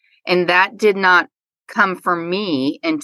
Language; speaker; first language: English; native; English